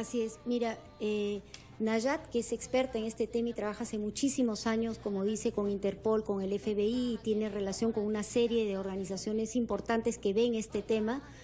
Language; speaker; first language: Spanish; native; Spanish